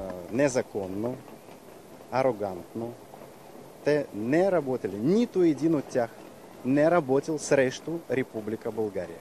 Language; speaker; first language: Bulgarian; non-native, fluent; Russian